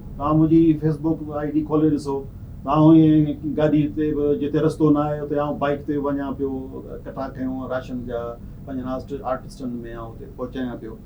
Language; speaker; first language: Sindhi; native; Sindhi